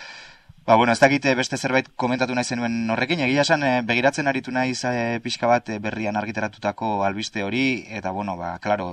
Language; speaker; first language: Basque; native; Basque